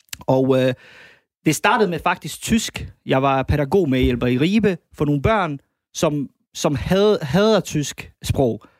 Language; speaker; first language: Danish; early bilingual, other home language; Bosnian